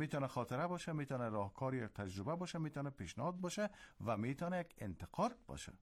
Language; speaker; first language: Persian; native; Persian